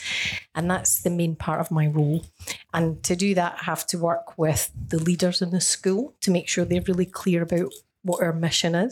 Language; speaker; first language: English; native; English